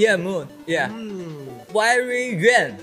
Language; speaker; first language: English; non-native, learner; Chinese